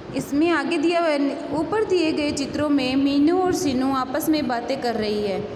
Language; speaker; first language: Hindi; native; Hindi